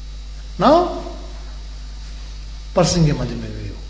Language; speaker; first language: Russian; non-native, learner; Tibetan